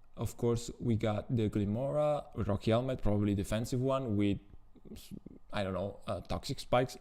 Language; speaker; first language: English; non-native, fluent; Italian